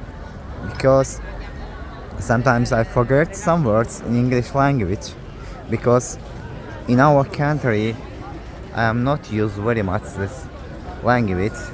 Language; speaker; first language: English; non-native, learner; Azerbaijani